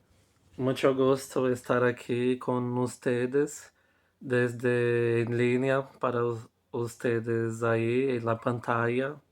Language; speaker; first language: Spanish; non-native, fluent; Portuguese